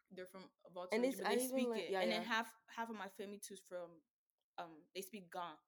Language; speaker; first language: English; native; English